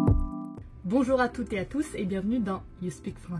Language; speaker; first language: French; native; French